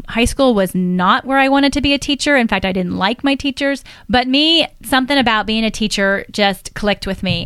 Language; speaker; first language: English; native; English